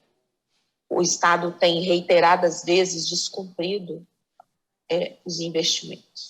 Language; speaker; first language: Portuguese; native; Portuguese